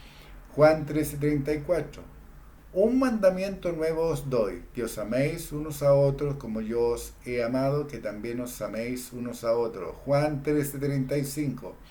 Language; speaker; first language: Spanish; native; Spanish